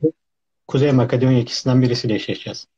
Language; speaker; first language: Turkish; native; Turkish